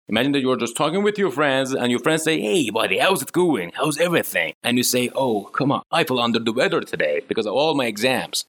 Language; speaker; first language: English; non-native, fluent; Persian